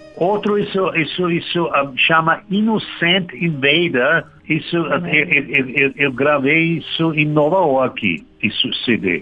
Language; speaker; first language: Portuguese; non-native, learner; German